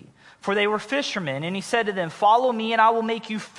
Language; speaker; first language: English; native; English